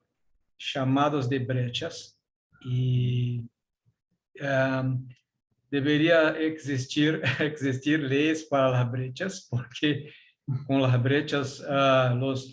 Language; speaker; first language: Spanish; non-native, learner; Portuguese